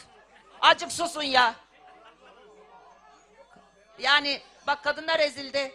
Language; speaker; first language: Turkish; native; Turkish